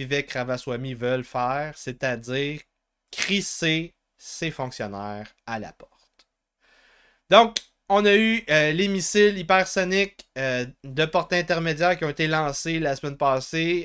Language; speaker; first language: French; native; French